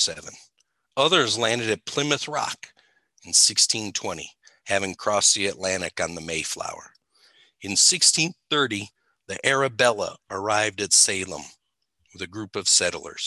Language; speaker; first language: English; native; English